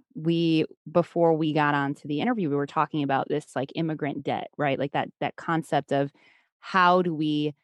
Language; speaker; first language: English; native; English